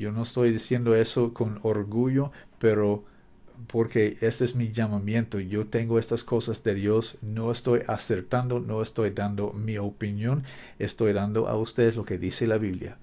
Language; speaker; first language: Spanish; non-native, learner; English